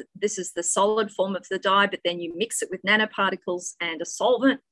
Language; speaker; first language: English; native; English